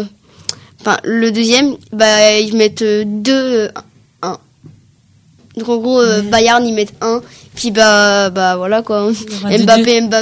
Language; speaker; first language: French; native; French